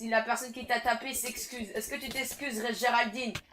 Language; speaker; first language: French; native; French